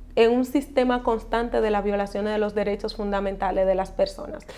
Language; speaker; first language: Spanish; native; Spanish